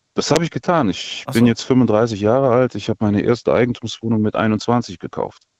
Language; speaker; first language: German; non-native, fluent; Russian